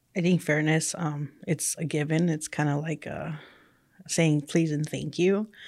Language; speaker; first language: English; early bilingual, other home language; Spanish